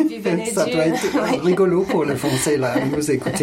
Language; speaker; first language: French; non-native, fluent; German